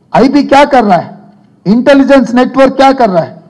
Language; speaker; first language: Hindi; non-native, local second language; Telugu